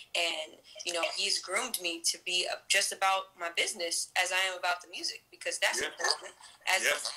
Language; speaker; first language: English; native; English